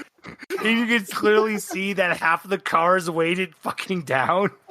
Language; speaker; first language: English; native; English